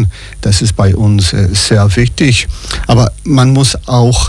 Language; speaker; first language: German; non-native, fluent; English